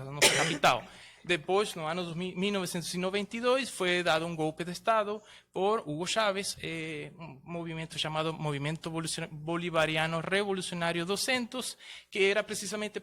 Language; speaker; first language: Portuguese; non-native, fluent; Spanish